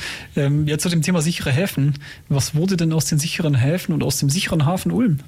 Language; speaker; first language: German; native; German